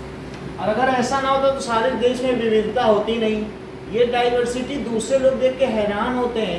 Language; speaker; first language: Hindi; native; Hindi